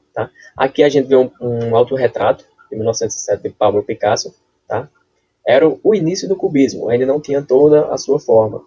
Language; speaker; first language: Portuguese; native; Portuguese